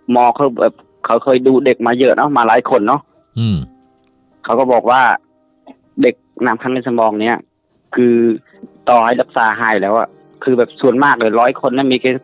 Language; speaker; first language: Thai; non-native, fluent; Khmer